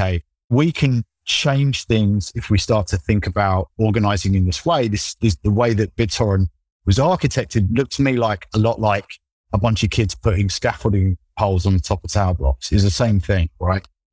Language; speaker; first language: English; native; English